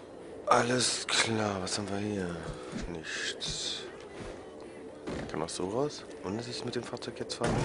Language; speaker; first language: German; native; German